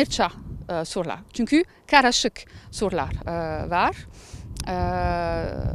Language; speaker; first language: Turkish; non-native, learner; French